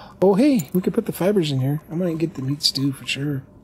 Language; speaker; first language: English; native; English